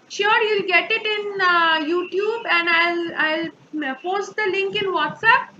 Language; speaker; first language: English; non-native, local second language; Bangla